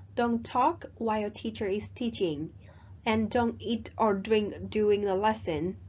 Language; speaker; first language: English; non-native, fluent; Vietnamese